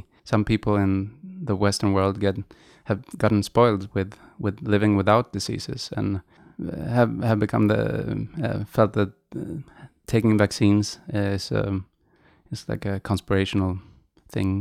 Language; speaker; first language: English; non-native, fluent; Swedish